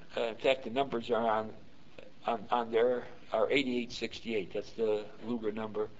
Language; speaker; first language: English; early bilingual, other home language; Yiddish